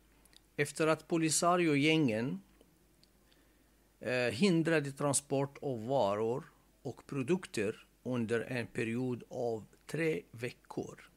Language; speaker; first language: Swedish; non-native, fluent; Arabic